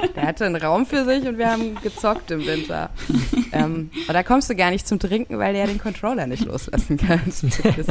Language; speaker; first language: German; native; German